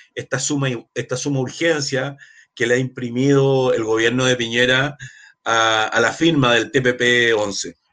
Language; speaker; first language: Spanish; native; Spanish